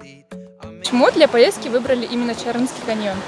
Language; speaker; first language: Russian; native; Russian